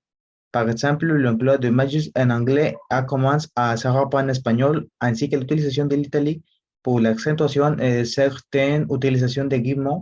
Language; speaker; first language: French; non-native, learner; Spanish